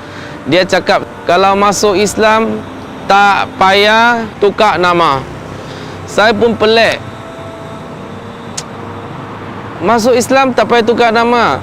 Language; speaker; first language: Indonesian; non-native, local second language; Chinese